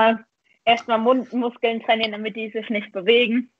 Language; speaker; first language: German; native; German